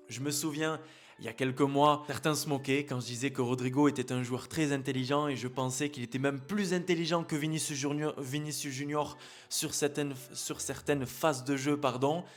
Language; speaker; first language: French; native; French